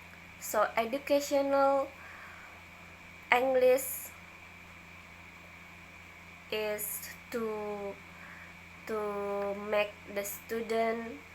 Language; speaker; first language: English; non-native, learner; Indonesian